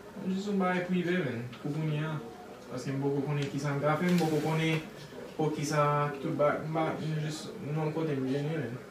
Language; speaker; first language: Haitian Creole; non-native, learner; English